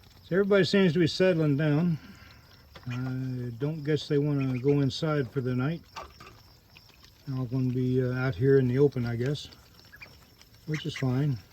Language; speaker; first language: English; native; English